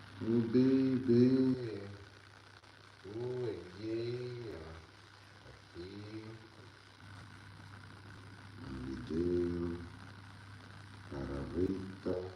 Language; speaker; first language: Spanish; non-native, learner; Portuguese